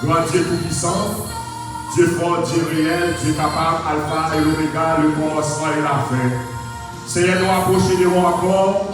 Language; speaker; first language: French; non-native, local second language; Haitian Creole